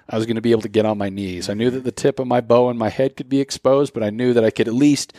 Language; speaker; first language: English; native; English